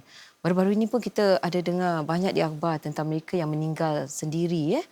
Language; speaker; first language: Malay; native; Malay